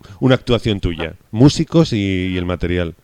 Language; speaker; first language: Spanish; native; Spanish